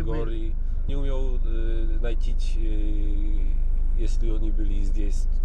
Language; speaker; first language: Russian; non-native, learner; Polish